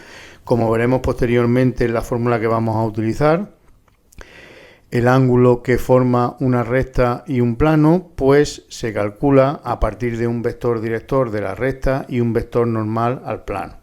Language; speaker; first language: Spanish; native; Spanish